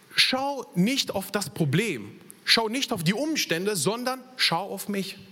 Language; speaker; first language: German; non-native, fluent; Italian